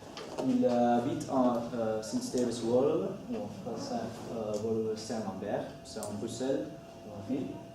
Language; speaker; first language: French; non-native, learner; Dutch